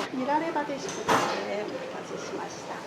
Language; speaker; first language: Japanese; non-native, learner; Chinese